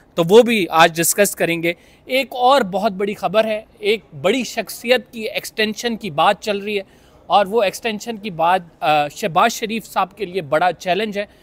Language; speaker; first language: Urdu; native; Urdu